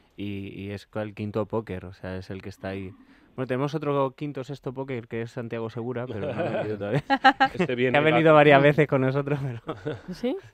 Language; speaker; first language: Spanish; native; Spanish